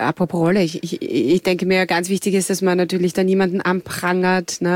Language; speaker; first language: German; native; German